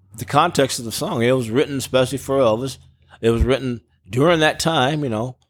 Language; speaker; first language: English; native; English